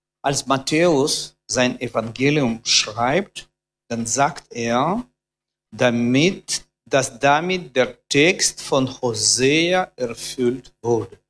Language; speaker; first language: German; non-native, fluent; Russian